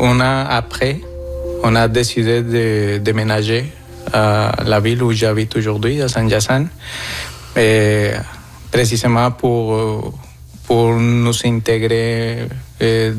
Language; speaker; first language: French; non-native, fluent; Spanish